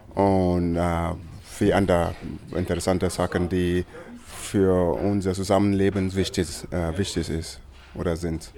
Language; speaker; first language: German; non-native, fluent; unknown